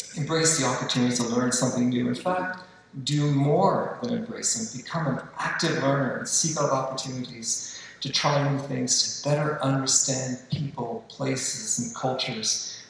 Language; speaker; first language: English; native; English